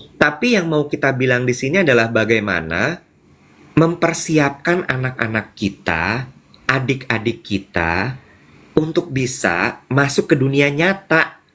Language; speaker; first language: Indonesian; native; Indonesian